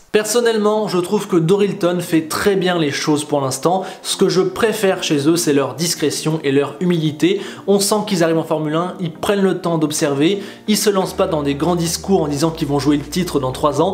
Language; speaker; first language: French; native; French